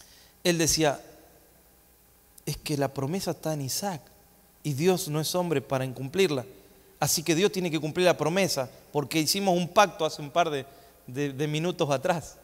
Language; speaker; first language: Spanish; native; Spanish